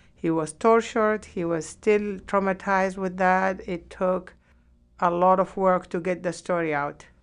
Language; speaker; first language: English; non-native, fluent; Arabic